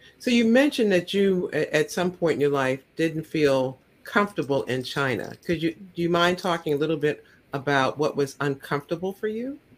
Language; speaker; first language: English; native; English